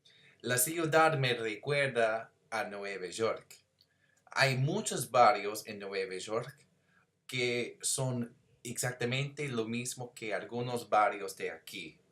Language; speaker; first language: Spanish; non-native, learner; English